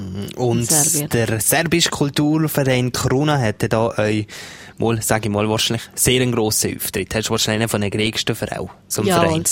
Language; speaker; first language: German; native; German